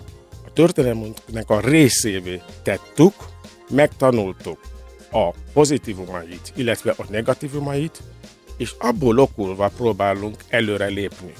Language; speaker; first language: Hungarian; non-native, fluent; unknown